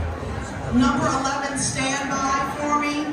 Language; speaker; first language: English; native; English